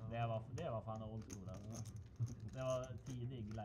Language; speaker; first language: Swedish; native; Swedish